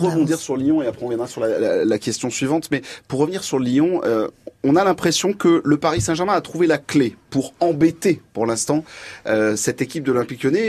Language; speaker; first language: French; native; French